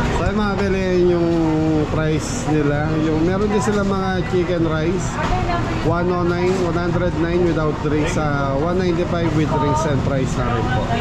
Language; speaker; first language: Filipino; native; Filipino